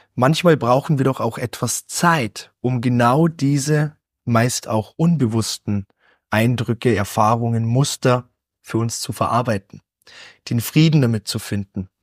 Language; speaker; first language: German; native; German